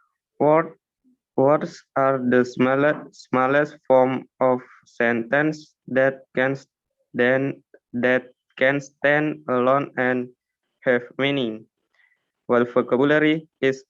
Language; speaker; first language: English; non-native, learner; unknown